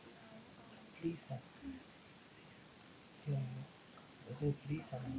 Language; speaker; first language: German; non-native, learner; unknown